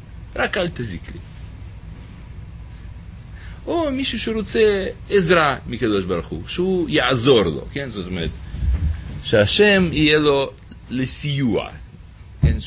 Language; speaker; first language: Hebrew; native; Hebrew